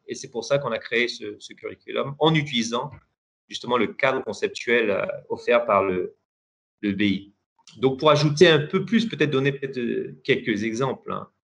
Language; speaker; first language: French; non-native, local second language; Persian